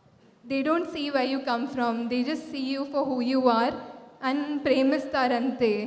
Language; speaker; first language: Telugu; non-native, fluent; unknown